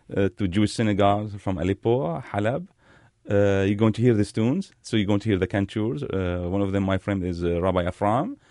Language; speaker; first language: English; non-native, fluent; Arabic